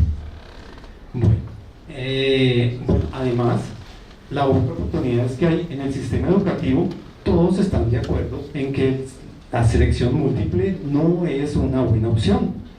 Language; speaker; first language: Spanish; native; Spanish